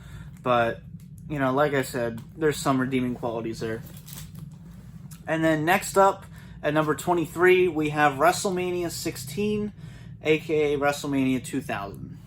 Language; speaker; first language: English; native; English